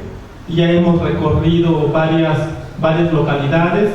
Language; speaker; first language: Spanish; non-native, local second language; Zapotec